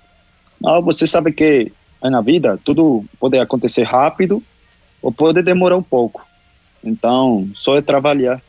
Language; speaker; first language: Portuguese; non-native, local second language; Spanish